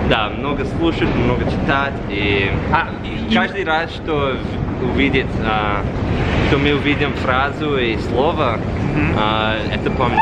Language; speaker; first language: Russian; non-native, learner; English